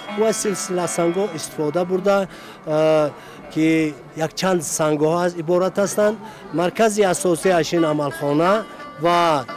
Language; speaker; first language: Tajik; non-native, local second language; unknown